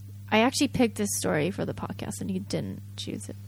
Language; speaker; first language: English; early bilingual, other home language; Japanese